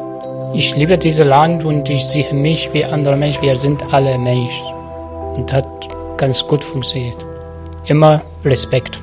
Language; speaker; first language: German; non-native, learner; Arabic